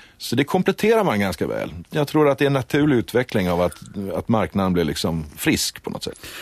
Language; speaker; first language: Swedish; native; Swedish